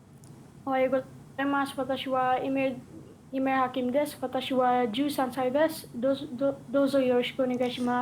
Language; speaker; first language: Japanese; non-native, learner; Malay